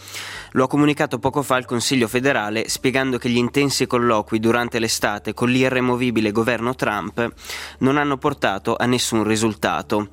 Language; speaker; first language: Italian; native; Italian